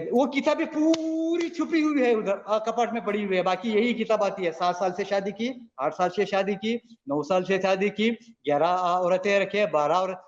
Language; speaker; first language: Hindi; non-native, local second language; Marathi